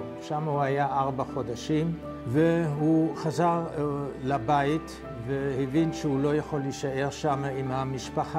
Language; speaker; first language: Hebrew; non-native, fluent; Dutch